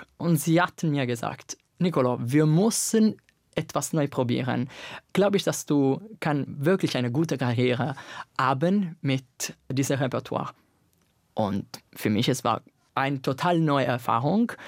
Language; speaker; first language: German; non-native, learner; Italian